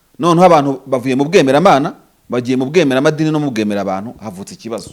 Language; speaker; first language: Kinyarwanda; native; Kinyarwanda